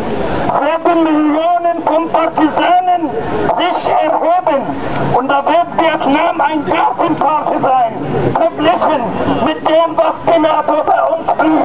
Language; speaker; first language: German; non-native, fluent; Arabic